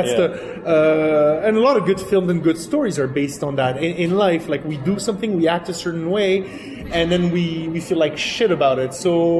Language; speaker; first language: English; non-native, fluent; French